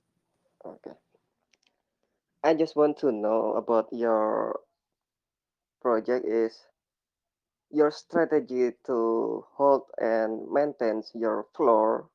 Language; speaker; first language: English; non-native, learner; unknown